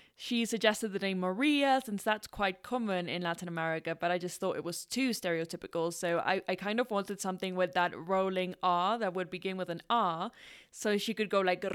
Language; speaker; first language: English; non-native, fluent; Spanish